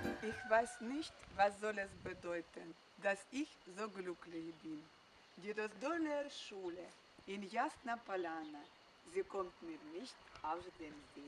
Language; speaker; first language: German; non-native, fluent; Ukrainian